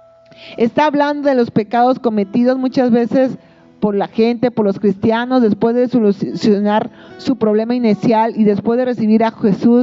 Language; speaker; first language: Spanish; native; Spanish